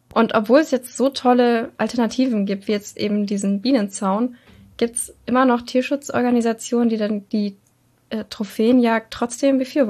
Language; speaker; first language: German; native; German